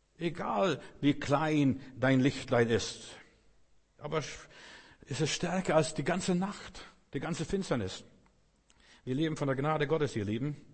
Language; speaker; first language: German; non-native, fluent; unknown